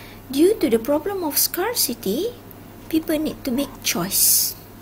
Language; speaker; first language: English; non-native, local second language; Malay